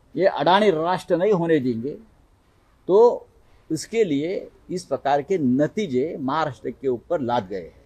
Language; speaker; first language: Hindi; non-native, local second language; Marathi